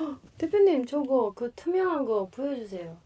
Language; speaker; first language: Korean; non-native, fluent; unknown